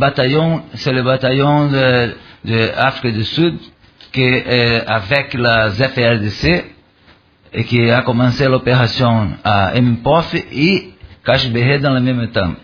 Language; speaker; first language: French; non-native, learner; Portuguese